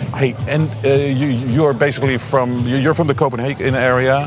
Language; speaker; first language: English; non-native, fluent; Dutch